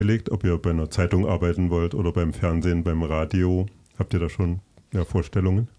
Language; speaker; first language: German; native; German